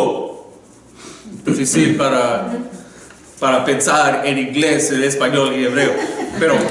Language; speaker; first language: Spanish; non-native, learner; English